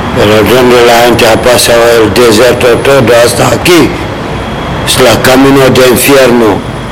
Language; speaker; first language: Spanish; non-native, learner; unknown